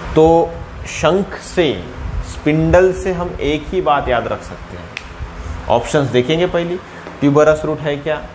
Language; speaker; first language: Hindi; non-native, local second language; Marathi